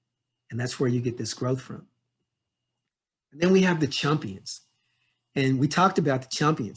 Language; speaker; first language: English; native; English